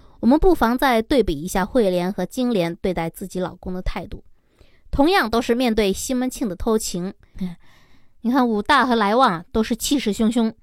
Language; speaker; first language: Chinese; native; Chinese